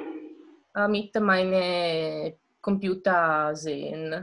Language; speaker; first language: German; non-native, learner; Italian